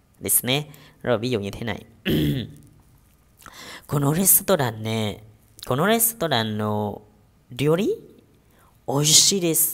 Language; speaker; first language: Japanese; non-native, fluent; Vietnamese